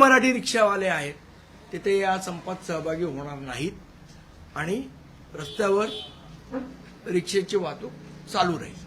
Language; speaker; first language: Marathi; native; Marathi